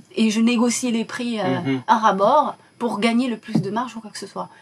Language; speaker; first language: French; non-native, local second language; Arabic